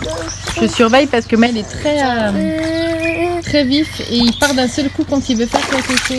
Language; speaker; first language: French; native; French